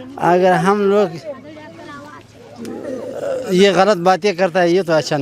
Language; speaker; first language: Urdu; non-native, local second language; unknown